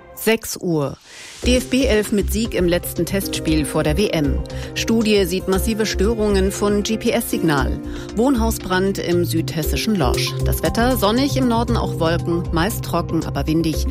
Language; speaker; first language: German; native; German